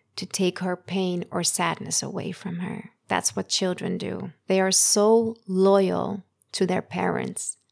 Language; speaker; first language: English; early bilingual, other home language; Persian